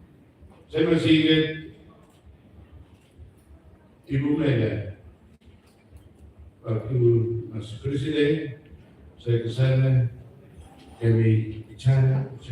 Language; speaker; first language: Indonesian; non-native, fluent; German